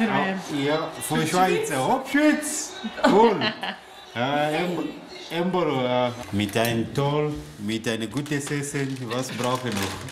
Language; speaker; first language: German; non-native, learner; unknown